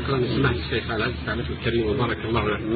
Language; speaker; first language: Arabic; native; Arabic